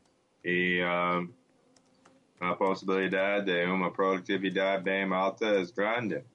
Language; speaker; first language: Portuguese; non-native, learner; English